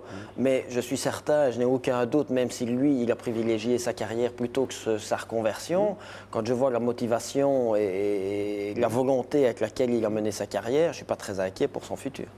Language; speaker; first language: French; native; French